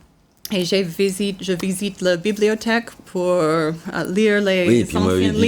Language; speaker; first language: French; non-native, learner; English